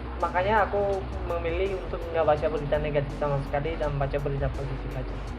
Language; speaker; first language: Indonesian; non-native, fluent; Tajik